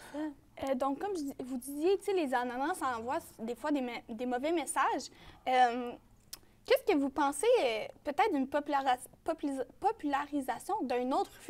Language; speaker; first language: French; native; French